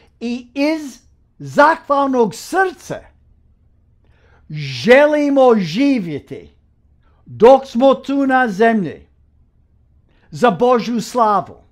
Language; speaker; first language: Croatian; early bilingual, heritage; Croatian